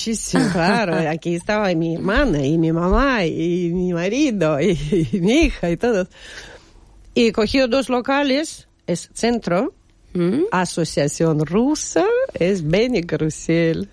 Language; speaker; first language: Spanish; non-native, fluent; Russian